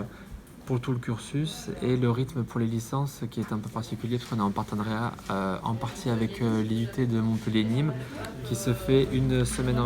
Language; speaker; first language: French; native; French